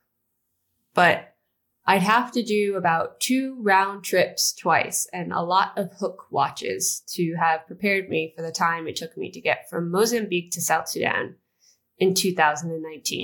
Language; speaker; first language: English; native; English